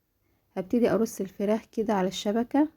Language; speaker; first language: Arabic; native; Arabic